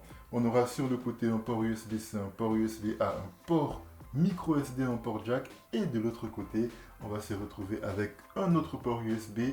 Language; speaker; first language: French; native; French